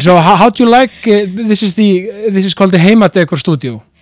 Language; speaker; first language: English; non-native, fluent; Icelandic